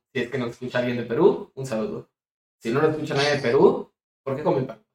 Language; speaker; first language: Spanish; native; Spanish